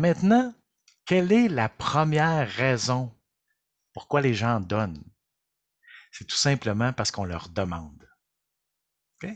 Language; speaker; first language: French; native; French